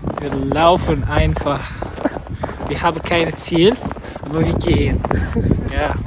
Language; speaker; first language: German; non-native, learner; Bangla